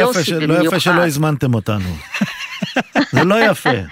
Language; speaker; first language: Hebrew; native; Hebrew